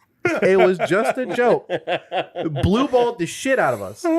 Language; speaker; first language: English; native; English